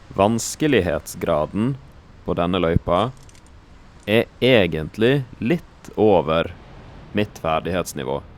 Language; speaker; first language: Norwegian; native; Norwegian